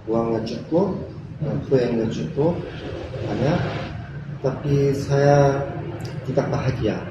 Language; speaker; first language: Indonesian; non-native, learner; Korean